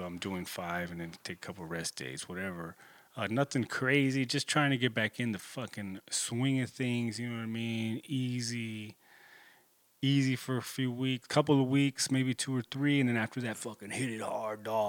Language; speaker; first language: English; native; English